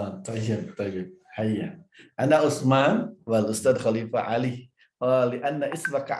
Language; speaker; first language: Arabic; non-native, fluent; Indonesian